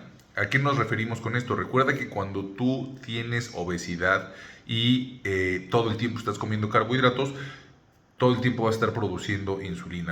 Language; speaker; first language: Spanish; native; Spanish